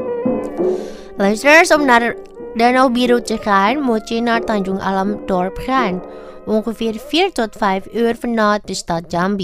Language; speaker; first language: Dutch; non-native, fluent; Indonesian